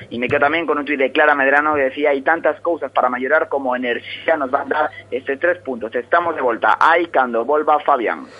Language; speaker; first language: Spanish; native; Spanish